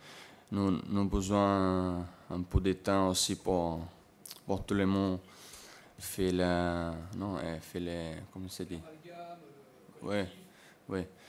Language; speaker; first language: French; non-native, learner; Portuguese